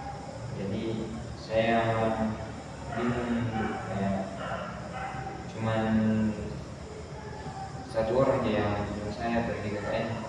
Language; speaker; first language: Indonesian; non-native, local second language; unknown